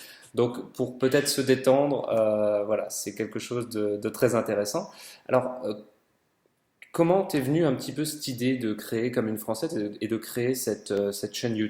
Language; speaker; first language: French; native; French